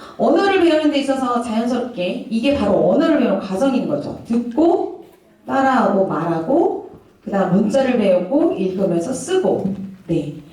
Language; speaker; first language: Korean; native; Korean